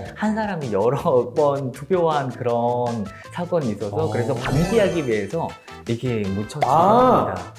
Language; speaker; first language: Korean; non-native, fluent; Khmer